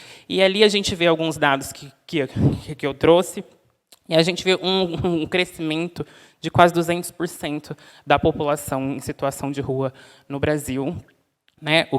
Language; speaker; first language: Portuguese; native; Portuguese